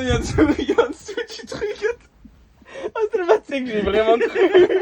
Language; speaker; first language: French; native; French